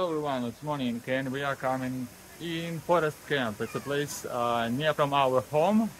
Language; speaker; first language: English; non-native, learner; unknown